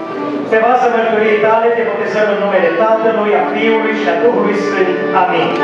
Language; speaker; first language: Romanian; native; Romanian